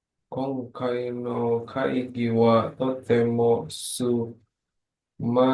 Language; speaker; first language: Japanese; non-native, learner; Indonesian